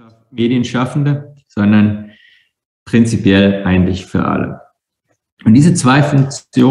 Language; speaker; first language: German; native; German